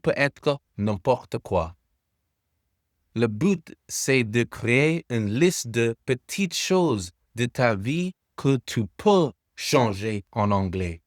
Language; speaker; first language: French; non-native, fluent; English